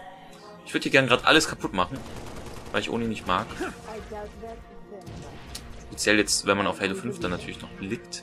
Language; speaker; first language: German; native; German